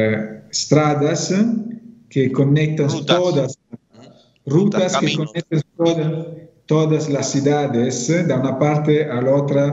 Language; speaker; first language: Spanish; non-native, fluent; Italian